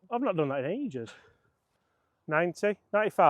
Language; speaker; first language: English; native; English